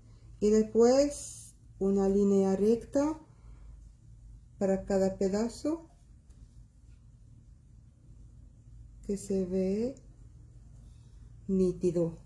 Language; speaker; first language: Spanish; non-native, local second language; Arabic